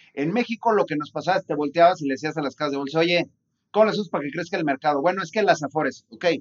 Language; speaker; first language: Spanish; native; Spanish